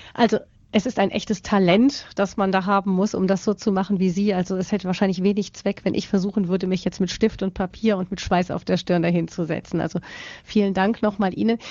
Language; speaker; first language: German; native; German